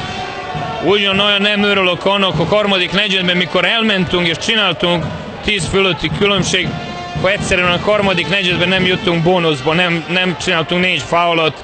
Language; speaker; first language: Hungarian; non-native, fluent; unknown